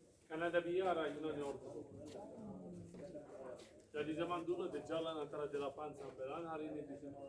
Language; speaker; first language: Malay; non-native, fluent; Arabic